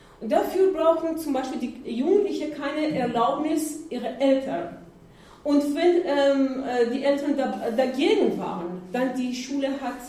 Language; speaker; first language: German; non-native, learner; Persian